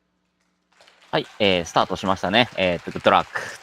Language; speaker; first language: Japanese; native; Japanese